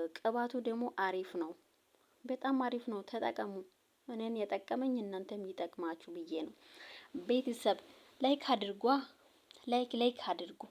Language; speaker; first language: Amharic; non-native, local second language; Oromo